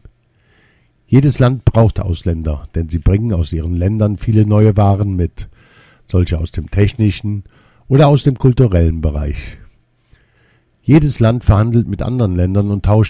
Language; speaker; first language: German; early bilingual, other home language; Arabic